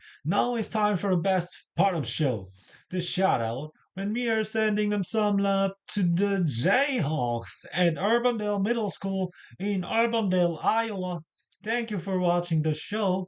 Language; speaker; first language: English; non-native, learner; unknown